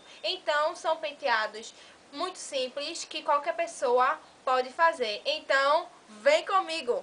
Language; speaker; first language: Portuguese; native; Portuguese